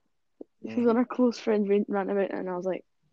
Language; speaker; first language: English; native; English